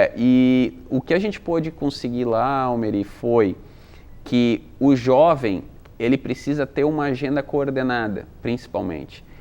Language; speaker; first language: Portuguese; native; Portuguese